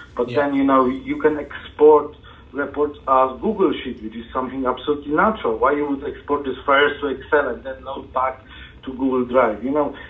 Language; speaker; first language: English; non-native, fluent; Polish